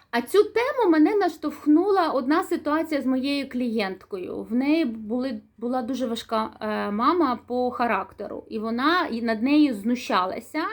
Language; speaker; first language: Ukrainian; non-native, local second language; Russian